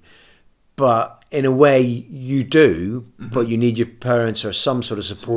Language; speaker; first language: English; native; English